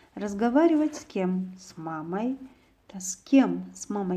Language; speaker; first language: Russian; non-native, local second language; Kyrgyz